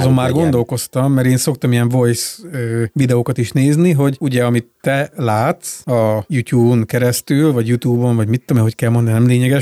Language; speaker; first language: Hungarian; native; Hungarian